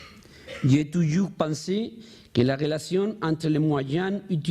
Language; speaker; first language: French; non-native, learner; Spanish